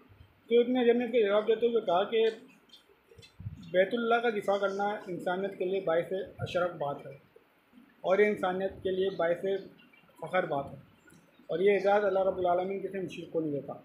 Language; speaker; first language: Urdu; native; Urdu